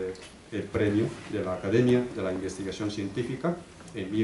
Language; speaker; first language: Spanish; native; Spanish